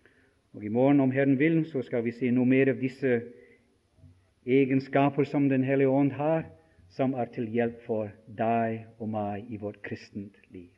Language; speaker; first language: Norwegian; non-native, fluent; English